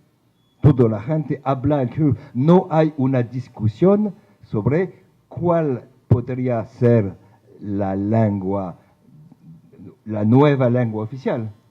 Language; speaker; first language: Spanish; non-native, fluent; French